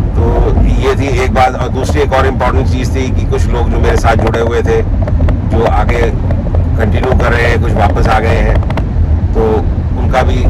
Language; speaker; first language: Hindi; non-native, local second language; Punjabi